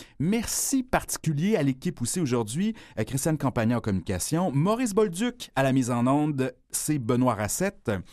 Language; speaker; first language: French; native; French